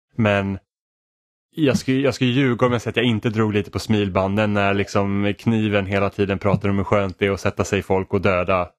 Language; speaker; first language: Swedish; native; Swedish